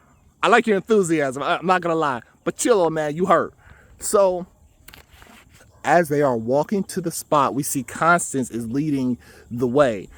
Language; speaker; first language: English; native; English